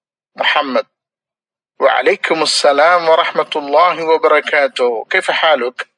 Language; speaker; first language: Arabic; non-native, fluent; Malayalam